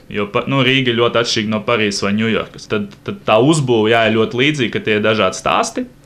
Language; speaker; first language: Latvian; non-native, local second language; Russian